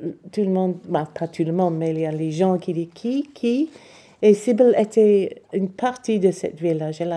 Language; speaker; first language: French; non-native, learner; English